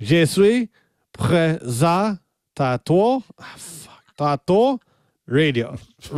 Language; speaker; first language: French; non-native, learner; English